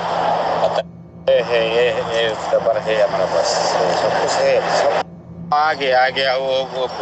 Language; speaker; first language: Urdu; non-native, local second language; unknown